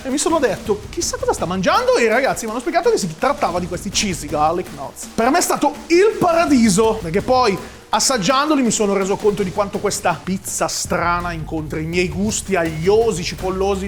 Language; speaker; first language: Italian; native; Italian